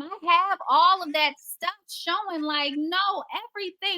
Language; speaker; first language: English; native; English